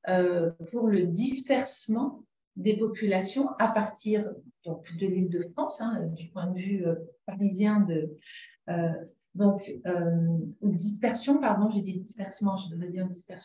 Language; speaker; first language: French; native; French